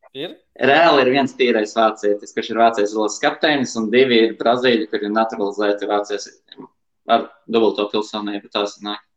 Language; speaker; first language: Latvian; native; Latvian